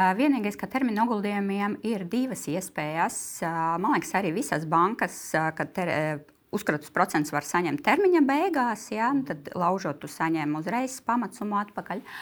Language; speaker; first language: Latvian; non-native, local second language; Russian